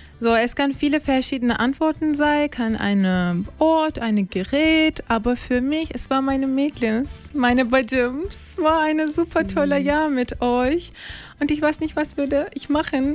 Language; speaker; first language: German; non-native, learner; Turkish